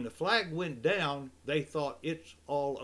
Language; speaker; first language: English; native; English